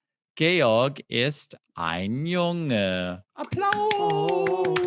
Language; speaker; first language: German; non-native, fluent; English